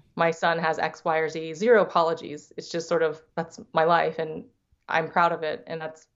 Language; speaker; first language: English; early bilingual, other home language; Thai